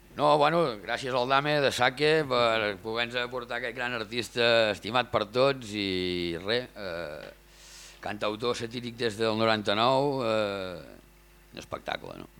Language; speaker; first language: Catalan; native; Catalan